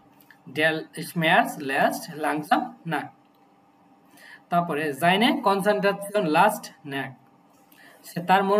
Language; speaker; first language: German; non-native, fluent; Bangla